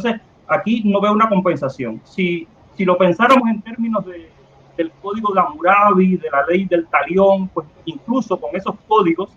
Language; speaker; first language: Spanish; native; Spanish